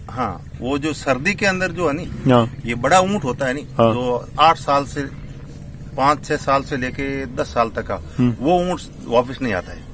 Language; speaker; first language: Hindi; native; Hindi